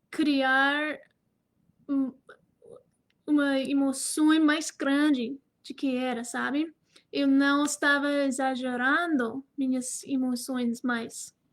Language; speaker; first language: Portuguese; non-native, fluent; English